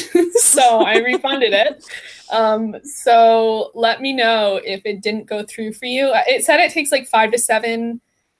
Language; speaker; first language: English; native; English